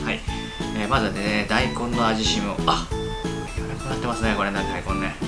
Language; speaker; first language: Japanese; native; Japanese